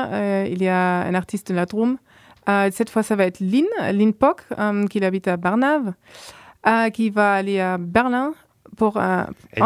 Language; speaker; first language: French; non-native, fluent; German